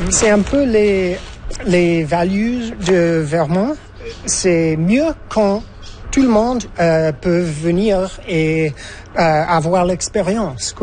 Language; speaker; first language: French; non-native, fluent; English